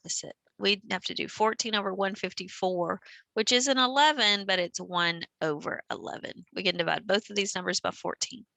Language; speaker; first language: English; native; English